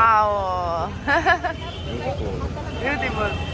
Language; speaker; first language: English; non-native, learner; Italian